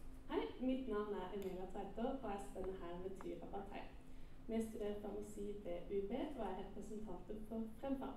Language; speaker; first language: Norwegian; native; Norwegian